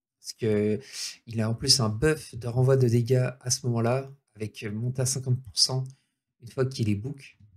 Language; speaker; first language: French; native; French